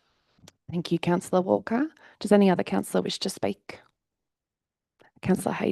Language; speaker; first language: English; native; English